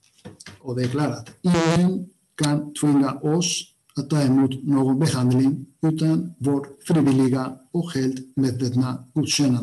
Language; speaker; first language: Swedish; non-native, fluent; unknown